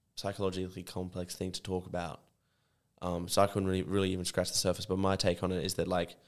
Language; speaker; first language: English; native; English